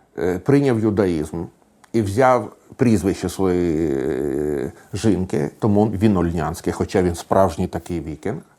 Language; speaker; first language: Ukrainian; native; Ukrainian